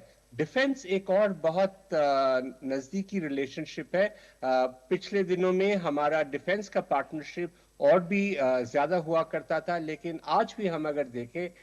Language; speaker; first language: Hindi; native; Hindi